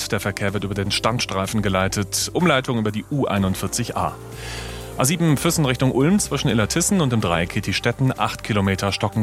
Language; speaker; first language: German; native; German